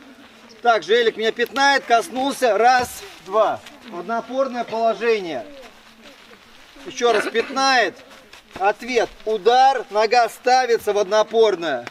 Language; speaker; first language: Russian; native; Russian